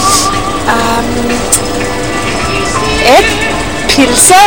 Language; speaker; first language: Icelandic; non-native, learner; Japanese